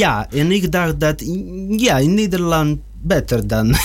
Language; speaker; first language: Dutch; non-native, learner; Russian